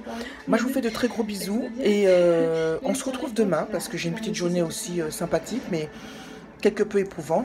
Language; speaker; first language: French; native; French